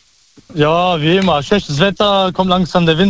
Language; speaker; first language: German; non-native, local second language; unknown